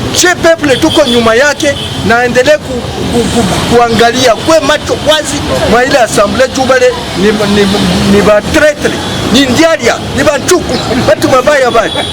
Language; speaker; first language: Swahili; native; Swahili